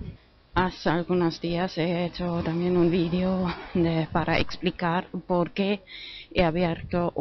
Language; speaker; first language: Spanish; non-native, fluent; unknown